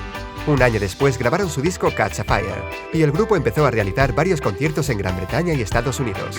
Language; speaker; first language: Spanish; native; Spanish